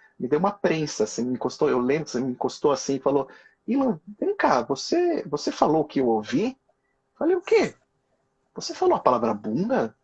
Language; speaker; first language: Portuguese; early bilingual, other home language; Hebrew